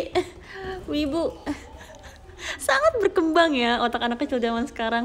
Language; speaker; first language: Indonesian; native; Indonesian